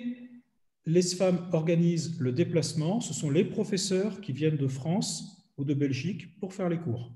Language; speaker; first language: French; native; French